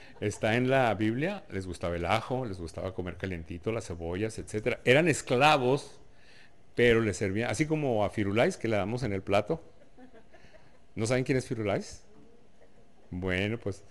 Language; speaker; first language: Spanish; native; Spanish